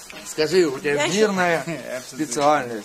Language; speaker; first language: Russian; native; Russian